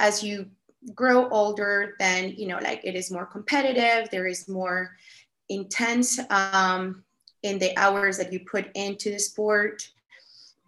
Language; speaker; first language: English; non-native, fluent; Spanish